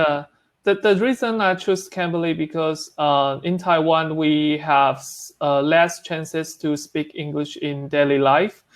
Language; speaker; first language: English; non-native, learner; Chinese